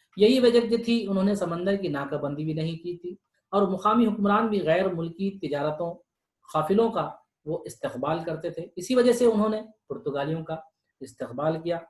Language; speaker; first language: Urdu; native; Urdu